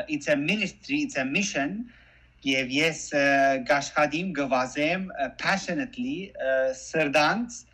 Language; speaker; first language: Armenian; early bilingual, heritage; Armenian